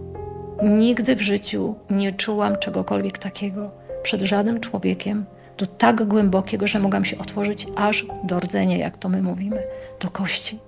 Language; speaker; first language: Polish; native; Polish